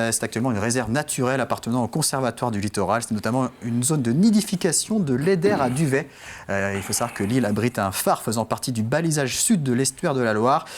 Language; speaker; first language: French; native; French